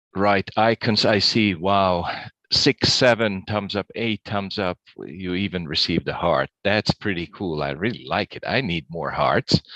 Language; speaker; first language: English; non-native, fluent; Hungarian